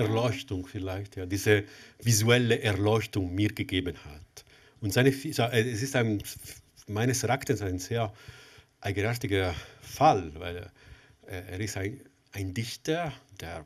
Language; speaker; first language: German; non-native, fluent; Italian